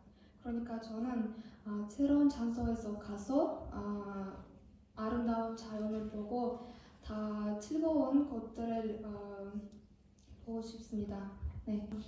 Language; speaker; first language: Korean; non-native, learner; Kazakh